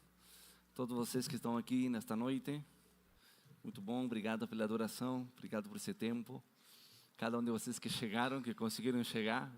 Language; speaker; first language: Portuguese; non-native, fluent; Spanish